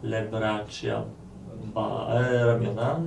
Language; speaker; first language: Italian; non-native, learner; Polish